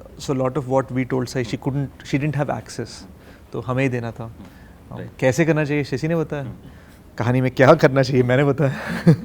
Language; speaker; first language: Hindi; non-native, fluent; Telugu